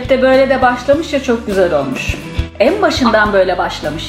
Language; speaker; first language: Turkish; native; Turkish